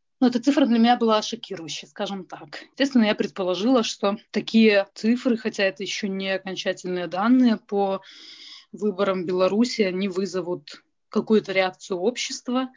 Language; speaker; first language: Russian; native; Russian